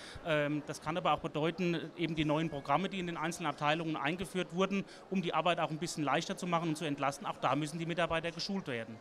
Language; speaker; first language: German; native; German